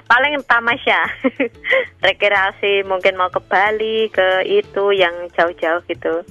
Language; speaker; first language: Indonesian; non-native, local second language; Javanese